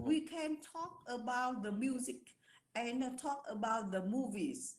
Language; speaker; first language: English; non-native, learner; Vietnamese